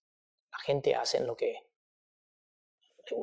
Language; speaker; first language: Spanish; non-native, fluent; Chinese